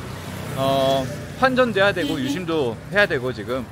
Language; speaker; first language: Korean; native; Korean